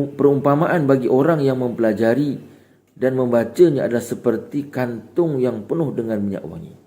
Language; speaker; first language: Malay; native; Malay